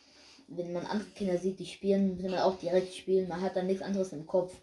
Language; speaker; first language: German; early bilingual, other home language; Urdu